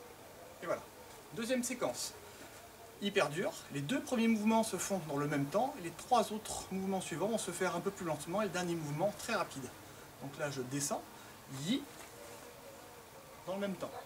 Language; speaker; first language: French; native; French